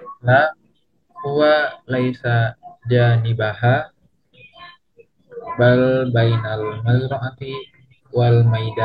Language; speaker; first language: Arabic; non-native, learner; Indonesian